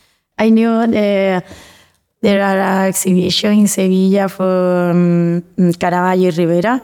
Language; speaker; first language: English; non-native, learner; Spanish